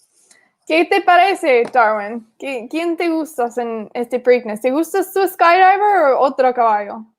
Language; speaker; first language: Spanish; non-native, fluent; English